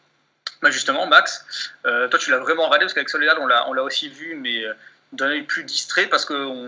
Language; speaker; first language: French; native; French